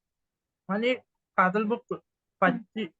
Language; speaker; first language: Telugu; native; Telugu